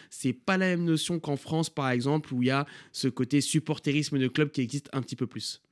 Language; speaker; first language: French; native; French